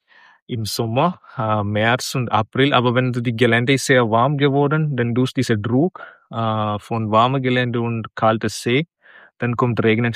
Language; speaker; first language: German; non-native, learner; Malayalam